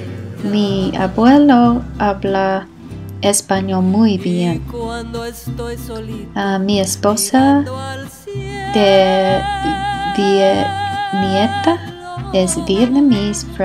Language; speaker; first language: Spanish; non-native, learner; English